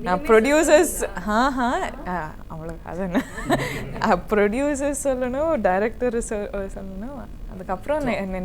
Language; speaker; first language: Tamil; non-native, learner; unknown